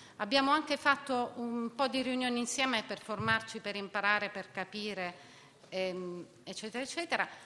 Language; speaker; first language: Italian; native; Italian